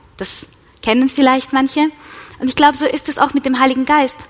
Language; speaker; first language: German; non-native, fluent; Russian